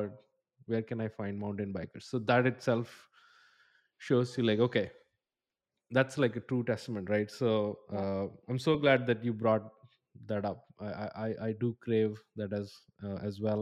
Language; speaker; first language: English; non-native, local second language; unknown